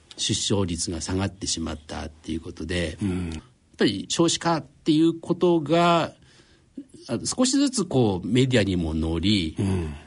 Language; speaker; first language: Japanese; native; Japanese